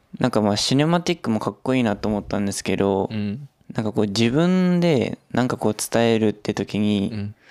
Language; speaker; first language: Japanese; native; Japanese